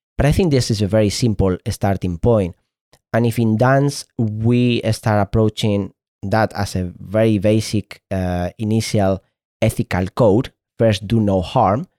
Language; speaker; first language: English; non-native, fluent; Spanish